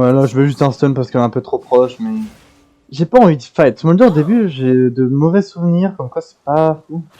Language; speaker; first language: French; native; French